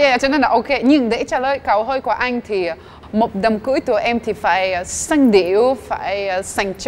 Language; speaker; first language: Vietnamese; non-native, fluent; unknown